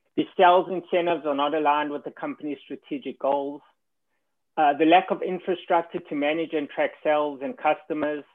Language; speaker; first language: English; native; English